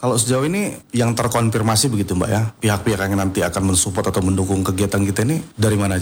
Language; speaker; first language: Indonesian; native; Indonesian